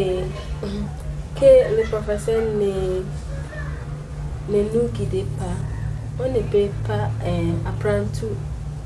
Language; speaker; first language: French; non-native, learner; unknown